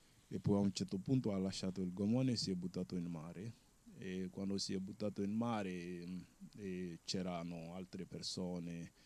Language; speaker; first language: Italian; non-native, fluent; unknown